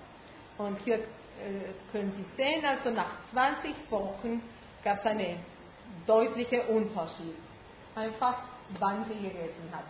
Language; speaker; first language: German; non-native, fluent; Spanish